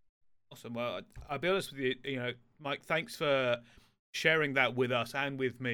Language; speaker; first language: English; native; English